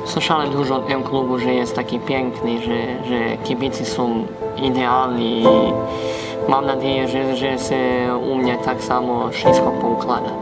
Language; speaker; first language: Polish; non-native, fluent; Serbian